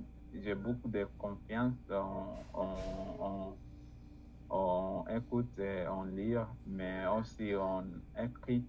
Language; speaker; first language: French; non-native, learner; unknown